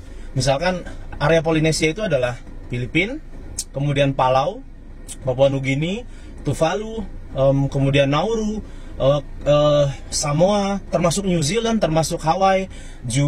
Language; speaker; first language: Indonesian; native; Indonesian